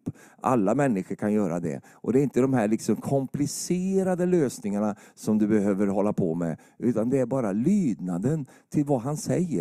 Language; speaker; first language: Swedish; native; Swedish